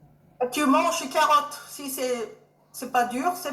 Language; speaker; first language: French; non-native, learner; Japanese